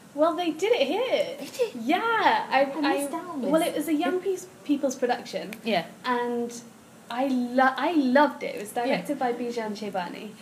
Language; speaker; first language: English; native; English